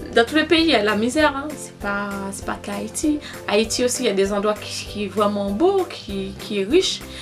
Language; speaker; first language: French; non-native, local second language; Haitian Creole